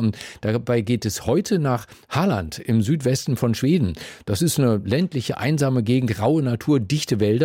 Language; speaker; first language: German; native; German